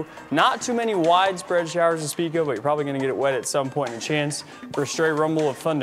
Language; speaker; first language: English; native; English